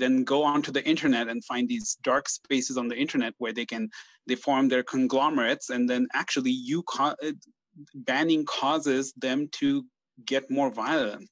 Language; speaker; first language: English; non-native, local second language; Bangla